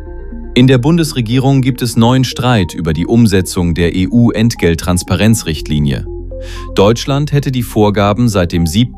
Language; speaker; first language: German; native; German